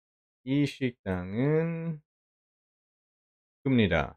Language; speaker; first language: Korean; non-native, learner; English